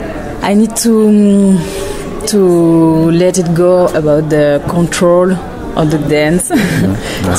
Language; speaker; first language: English; non-native, learner; French